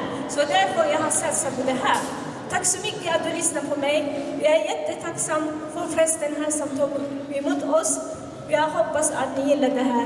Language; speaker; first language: Swedish; non-native, fluent; Assyrian Neo-Aramaic